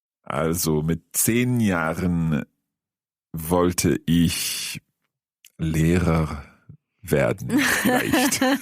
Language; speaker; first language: German; non-native, fluent; English